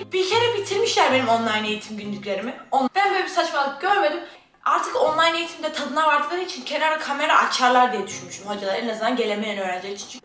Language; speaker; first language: Turkish; native; Turkish